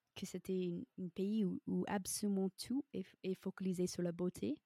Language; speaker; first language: French; non-native, fluent; English